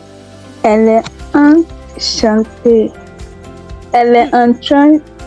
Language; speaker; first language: French; non-native, learner; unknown